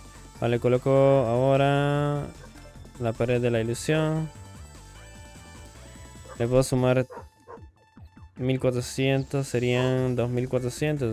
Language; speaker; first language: Spanish; native; Spanish